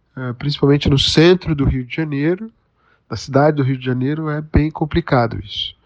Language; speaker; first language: Portuguese; native; Portuguese